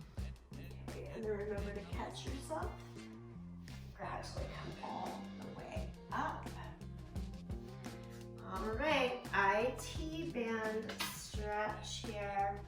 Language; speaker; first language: English; native; English